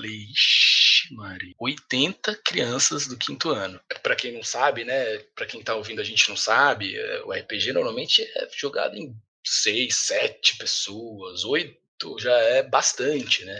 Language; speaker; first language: Portuguese; native; Portuguese